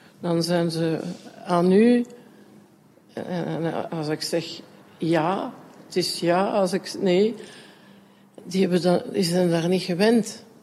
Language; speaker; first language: Dutch; non-native, local second language; French